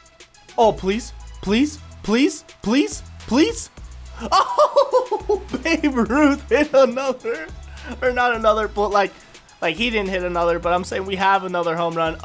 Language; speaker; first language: English; native; English